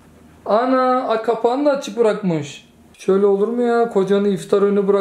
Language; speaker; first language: Turkish; native; Turkish